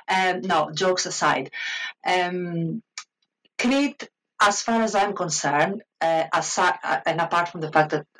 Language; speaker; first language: English; non-native, fluent; Greek